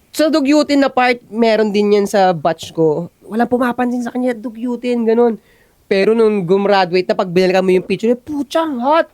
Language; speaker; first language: Filipino; native; Filipino